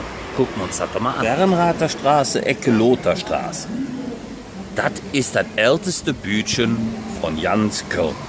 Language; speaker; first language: German; native; German